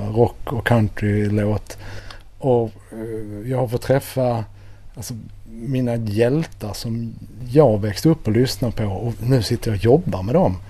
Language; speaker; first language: Swedish; native; Swedish